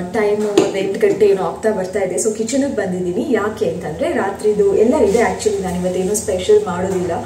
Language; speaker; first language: Kannada; non-native, local second language; Tulu